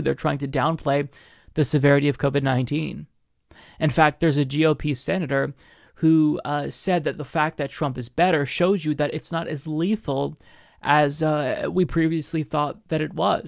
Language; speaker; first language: English; native; English